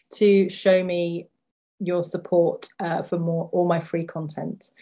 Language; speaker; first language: English; native; English